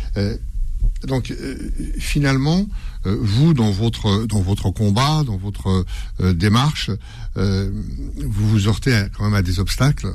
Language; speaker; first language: French; early bilingual, other home language; Kabyle